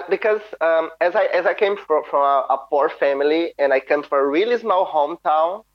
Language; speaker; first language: English; non-native, fluent; Portuguese